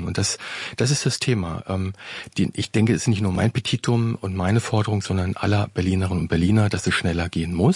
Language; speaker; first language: German; native; German